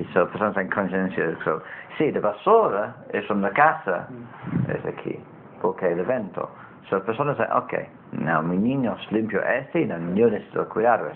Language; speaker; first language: Spanish; non-native, learner; English